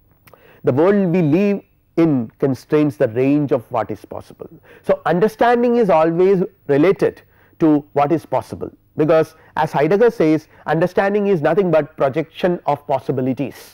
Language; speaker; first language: English; non-native, local second language; Malayalam